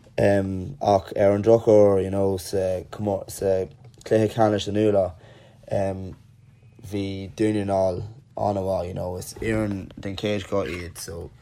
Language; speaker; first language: Irish; non-native, local second language; English